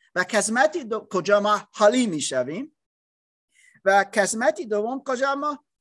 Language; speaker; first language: Persian; non-native, learner; English